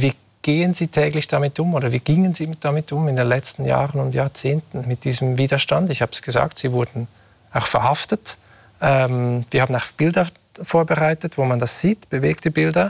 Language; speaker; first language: German; native; German